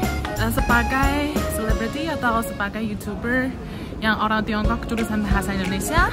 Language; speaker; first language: Indonesian; non-native, fluent; Chinese